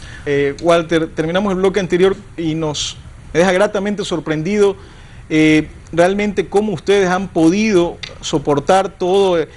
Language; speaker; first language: Spanish; native; Spanish